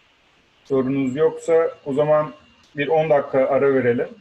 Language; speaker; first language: Turkish; native; Turkish